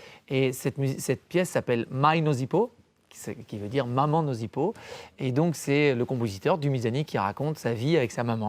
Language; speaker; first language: French; native; French